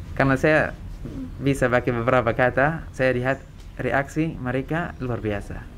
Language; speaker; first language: Indonesian; non-native, fluent; Arabic